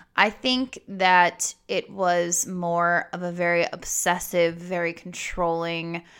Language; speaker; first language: English; native; English